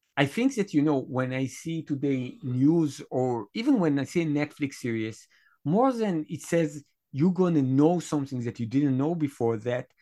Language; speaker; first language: English; non-native, fluent; Hebrew